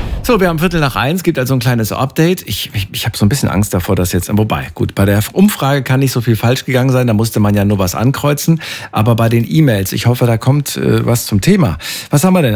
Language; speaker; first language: German; native; German